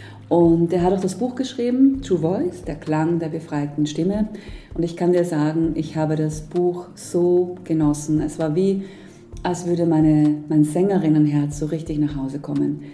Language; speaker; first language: German; native; German